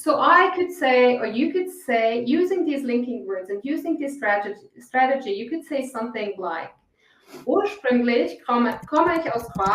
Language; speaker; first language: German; non-native, fluent; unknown